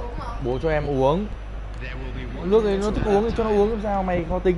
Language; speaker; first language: Vietnamese; native; Vietnamese